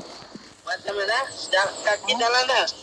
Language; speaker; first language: Indonesian; non-native, learner; Bangla